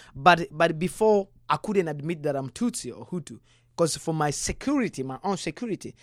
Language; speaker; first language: English; non-native, learner; Kinyarwanda